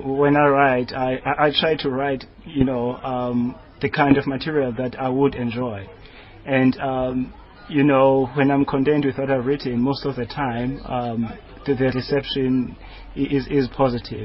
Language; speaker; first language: English; non-native, local second language; Xhosa